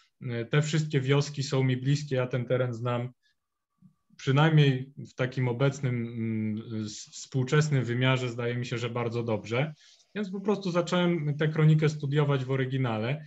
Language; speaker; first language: Polish; native; Polish